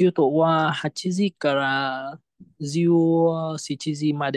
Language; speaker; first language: Japanese; non-native, learner; Vietnamese